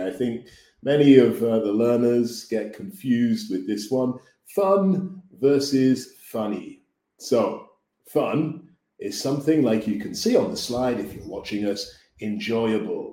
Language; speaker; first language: English; native; English